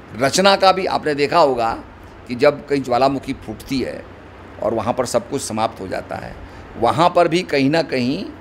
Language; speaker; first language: Hindi; native; Hindi